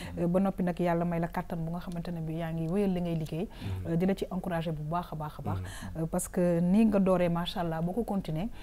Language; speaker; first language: Wolof; native; Wolof